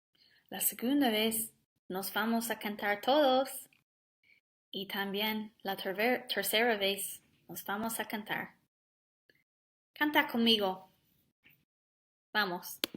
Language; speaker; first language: Spanish; non-native, learner; English